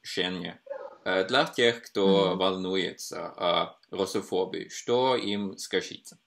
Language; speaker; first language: Russian; non-native, fluent; Norwegian